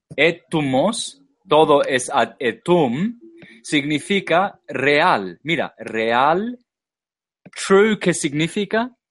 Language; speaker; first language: Spanish; non-native, fluent; English